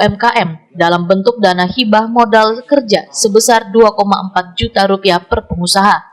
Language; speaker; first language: Indonesian; non-native, local second language; Banjar